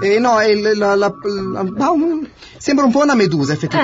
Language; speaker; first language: Italian; native; Italian